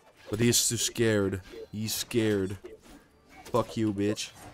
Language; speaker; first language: English; non-native, fluent; Dutch